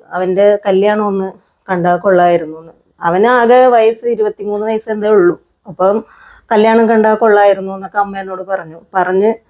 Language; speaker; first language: Malayalam; non-native, local second language; Konkani